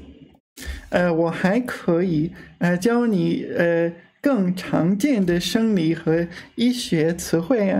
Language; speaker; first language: Chinese; non-native, learner; English